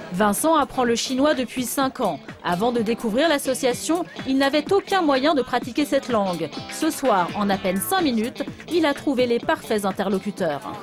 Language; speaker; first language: French; native; French